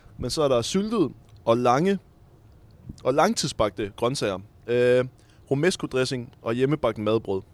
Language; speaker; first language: Danish; native; Danish